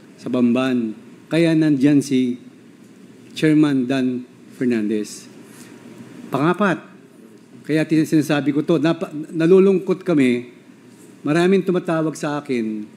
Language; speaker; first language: Filipino; non-native, local second language; Pampanga